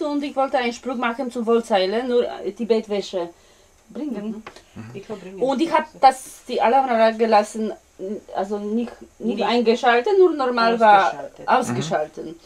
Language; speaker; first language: German; non-native, learner; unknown